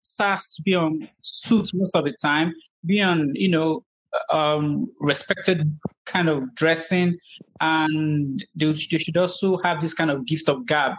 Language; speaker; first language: English; non-native, local second language; Yoruba